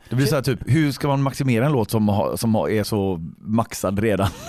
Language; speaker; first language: Swedish; native; Swedish